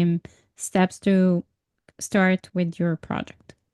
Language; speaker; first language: English; non-native, fluent; Arabic